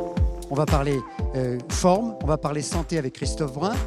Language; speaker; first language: French; native; French